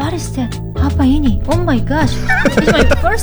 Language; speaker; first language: English; non-native, learner; Korean